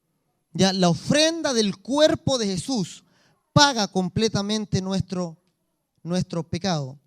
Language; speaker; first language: Spanish; native; Spanish